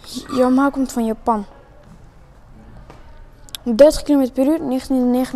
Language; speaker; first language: Dutch; early bilingual, other home language; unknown